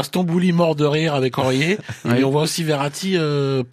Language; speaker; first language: French; native; French